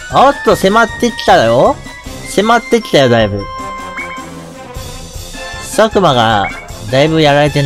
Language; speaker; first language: Japanese; native; Japanese